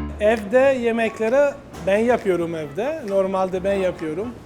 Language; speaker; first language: Turkish; non-native, learner; Italian